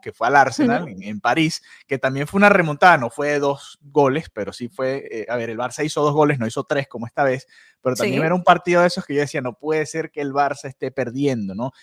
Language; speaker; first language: Spanish; native; Spanish